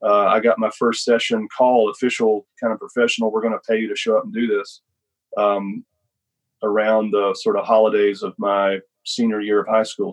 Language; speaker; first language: English; native; English